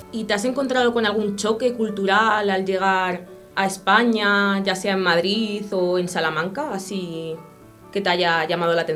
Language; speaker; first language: Spanish; native; Spanish